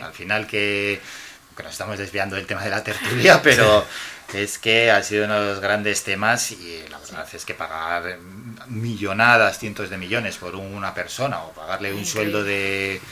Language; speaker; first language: Spanish; native; Spanish